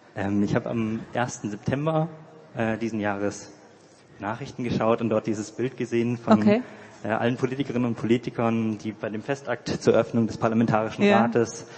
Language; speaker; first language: German; native; German